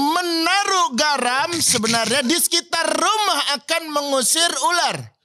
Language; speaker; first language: Indonesian; native; Indonesian